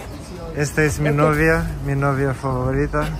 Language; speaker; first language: Spanish; non-native, learner; English